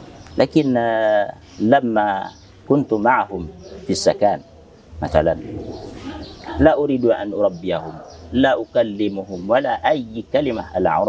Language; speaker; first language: Arabic; non-native, fluent; Indonesian